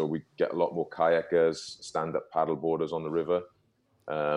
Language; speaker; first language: English; native; English